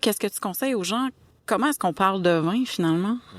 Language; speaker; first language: French; native; French